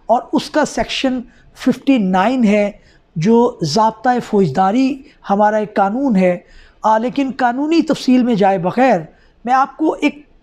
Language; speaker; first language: Urdu; non-native, local second language; Punjabi